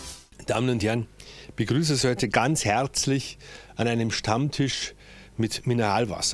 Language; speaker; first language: German; native; German